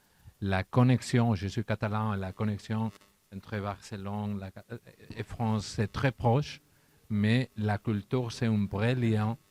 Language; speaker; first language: French; non-native, learner; Catalan